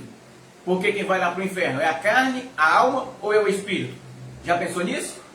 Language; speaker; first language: Portuguese; native; Portuguese